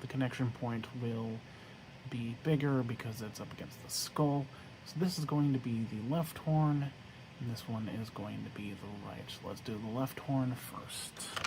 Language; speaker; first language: English; native; English